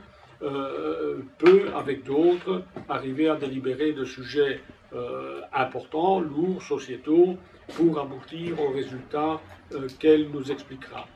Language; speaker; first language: French; native; French